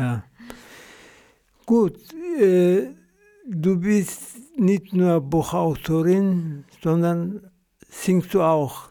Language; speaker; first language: German; non-native, fluent; Central Kurdish